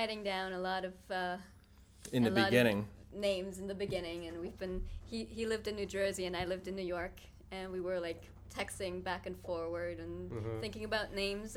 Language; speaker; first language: English; non-native, fluent; German